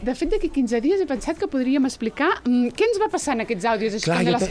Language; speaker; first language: Catalan; native; Catalan